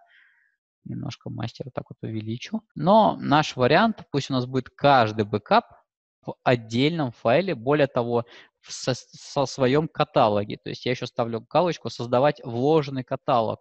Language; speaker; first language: Russian; native; Russian